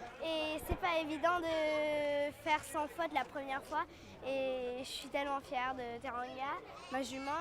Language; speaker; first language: French; early bilingual, other home language; English